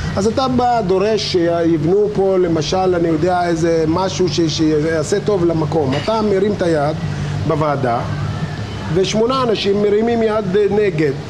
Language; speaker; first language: Hebrew; non-native, local second language; Arabic